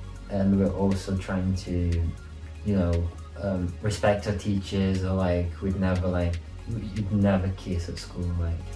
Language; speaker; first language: English; non-native, fluent; Portuguese